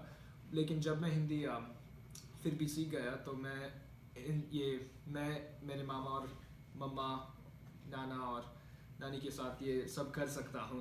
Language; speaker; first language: Hindi; non-native, learner; Malayalam